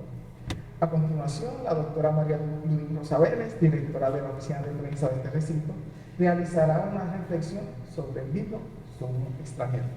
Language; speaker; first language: Spanish; native; Spanish